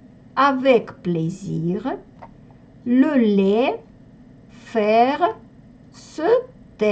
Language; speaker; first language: French; non-native, fluent; Russian